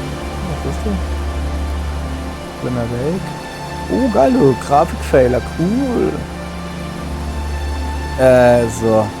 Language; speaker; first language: German; native; German